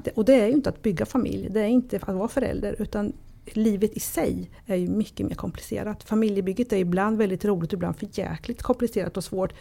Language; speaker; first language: Swedish; early bilingual, other home language; Italian